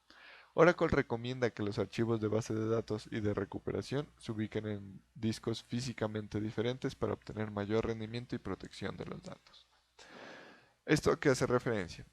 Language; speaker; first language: Spanish; native; Spanish